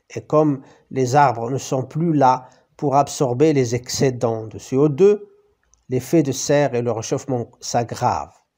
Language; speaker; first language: French; non-native, local second language; Arabic